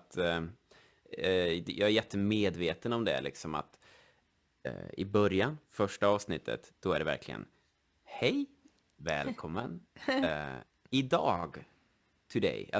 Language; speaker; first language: Swedish; native; Swedish